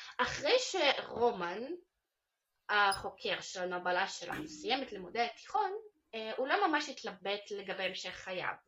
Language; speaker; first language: Hebrew; early bilingual, other home language; Russian